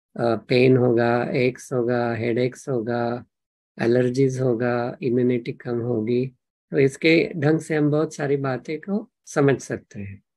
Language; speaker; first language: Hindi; non-native, local second language; Marathi